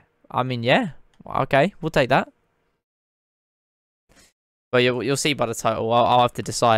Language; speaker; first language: English; native; English